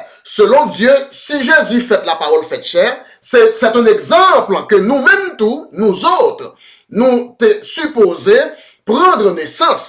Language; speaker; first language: French; non-native, local second language; Haitian Creole